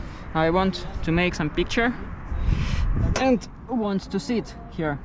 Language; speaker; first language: English; non-native, learner; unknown